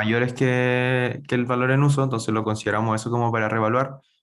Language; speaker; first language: Spanish; native; Spanish